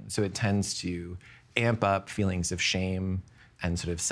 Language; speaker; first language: English; native; English